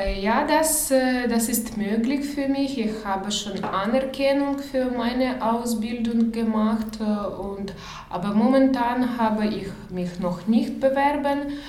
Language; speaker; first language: German; non-native, learner; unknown